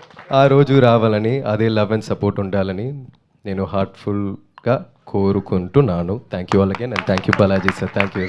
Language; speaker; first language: Telugu; non-native, learner; Tamil